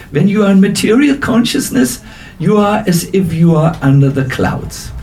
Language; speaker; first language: English; non-native, fluent; German